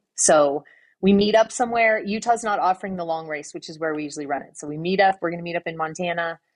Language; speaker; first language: English; native; English